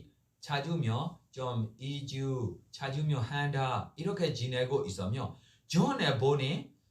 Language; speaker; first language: Korean; non-native, learner; Burmese